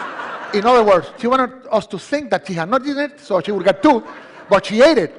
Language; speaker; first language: English; non-native, fluent; Spanish